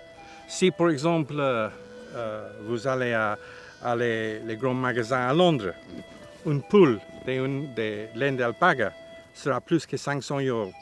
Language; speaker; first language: French; non-native, learner; English